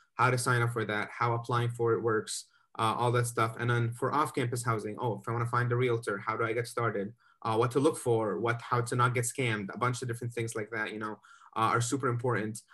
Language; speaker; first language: English; native; English